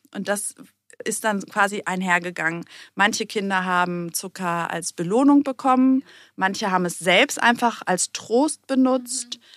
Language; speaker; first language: German; early bilingual, other home language; Greek